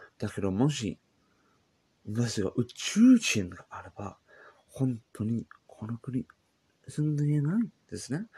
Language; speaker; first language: Japanese; non-native, learner; English